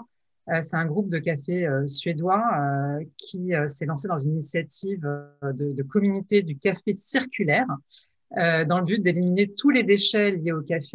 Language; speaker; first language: French; native; French